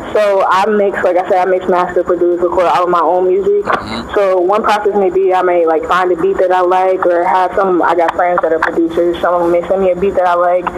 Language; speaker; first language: English; native; English